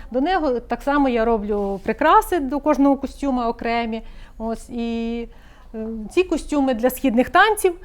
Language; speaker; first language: Ukrainian; native; Ukrainian